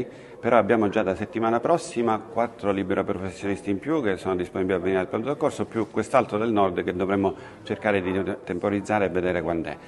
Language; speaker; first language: Italian; native; Italian